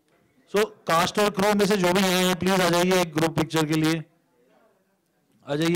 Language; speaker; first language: Hindi; native; Hindi